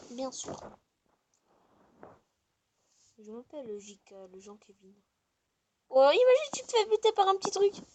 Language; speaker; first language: French; native; French